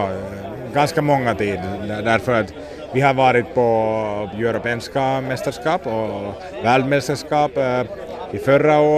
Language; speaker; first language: Swedish; non-native, local second language; Finnish